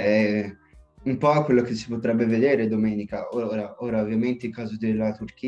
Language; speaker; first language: Italian; native; Italian